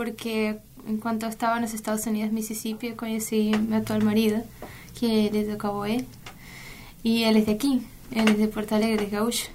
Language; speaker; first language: Portuguese; non-native, fluent; Spanish